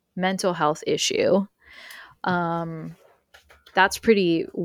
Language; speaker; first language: English; early bilingual, other home language; Spanish